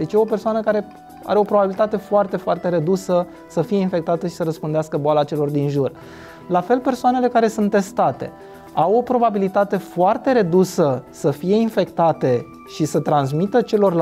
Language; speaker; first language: Romanian; native; Romanian